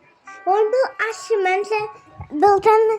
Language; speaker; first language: Czech; non-native, local second language; Polish